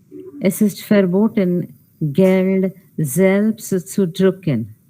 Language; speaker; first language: German; non-native, fluent; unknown